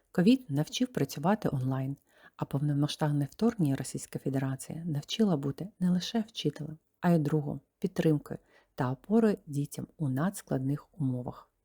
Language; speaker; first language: Ukrainian; non-native, fluent; Romanian